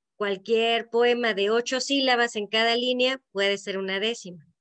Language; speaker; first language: Spanish; native; Spanish